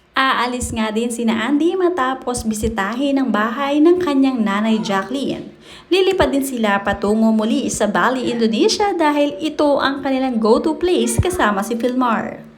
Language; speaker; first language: Filipino; native; Filipino